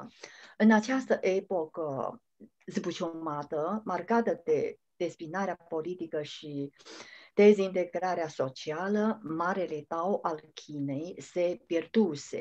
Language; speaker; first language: Romanian; non-native, fluent; Chinese